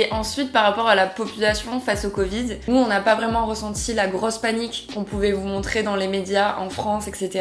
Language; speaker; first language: French; native; French